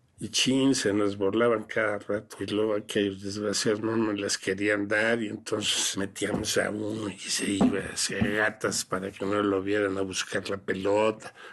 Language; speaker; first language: Spanish; early bilingual, other home language; French